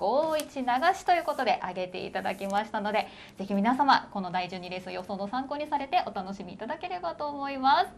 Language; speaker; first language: Japanese; native; Japanese